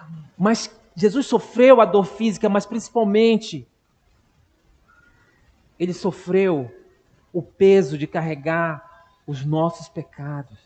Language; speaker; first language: Portuguese; native; Portuguese